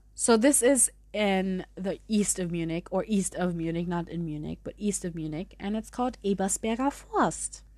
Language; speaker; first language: English; non-native, fluent; German